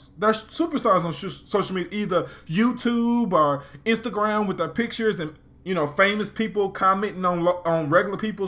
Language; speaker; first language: English; native; English